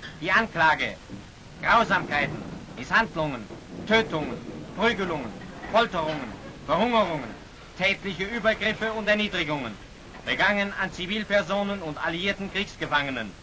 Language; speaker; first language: German; native; German